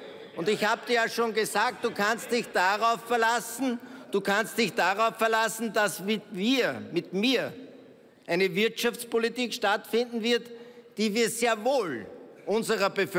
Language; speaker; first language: German; native; German